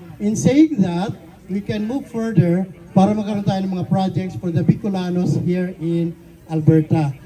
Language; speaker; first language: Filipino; non-native, local second language; Bikol